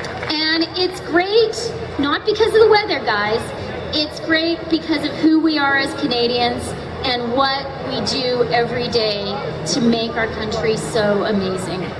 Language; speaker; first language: English; native; English